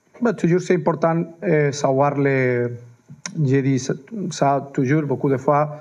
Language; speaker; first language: French; non-native, fluent; Spanish